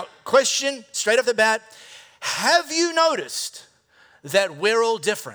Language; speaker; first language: English; native; English